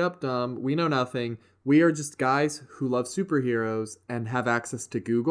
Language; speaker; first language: English; native; English